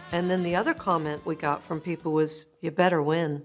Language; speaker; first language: English; native; English